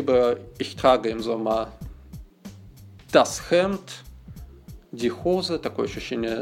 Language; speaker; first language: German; non-native, fluent; Russian